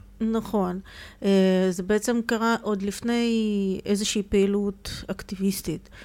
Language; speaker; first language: Hebrew; non-native, fluent; Russian